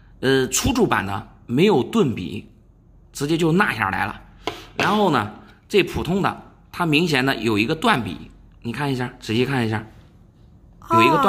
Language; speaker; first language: Chinese; native; Chinese